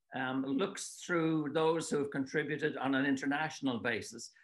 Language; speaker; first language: English; native; English